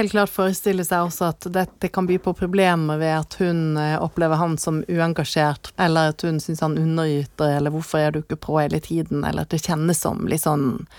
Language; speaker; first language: Norwegian; native; Norwegian